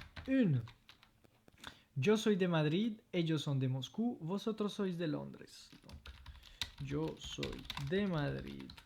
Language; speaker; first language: Spanish; non-native, fluent; French